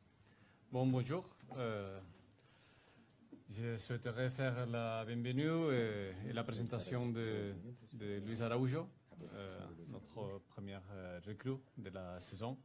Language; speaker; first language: French; non-native, fluent; Spanish